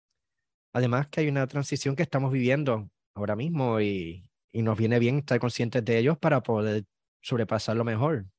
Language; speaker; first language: Spanish; native; Spanish